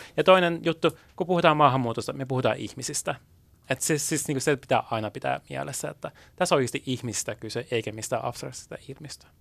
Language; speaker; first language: Finnish; early bilingual, other home language; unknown